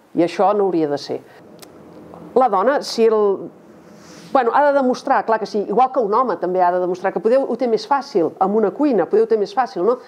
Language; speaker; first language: Catalan; native; Catalan